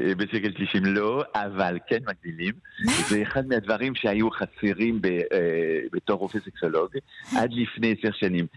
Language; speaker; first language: Hebrew; non-native, fluent; French